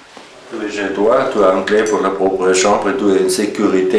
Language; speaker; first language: French; non-native, learner; German